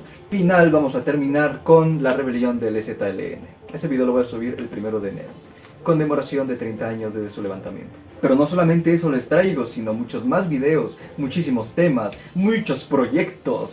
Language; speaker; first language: Spanish; native; Spanish